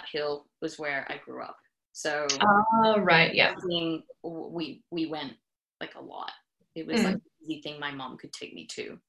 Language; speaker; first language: English; native; English